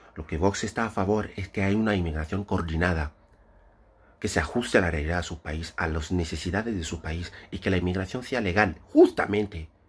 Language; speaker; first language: Spanish; non-native, fluent; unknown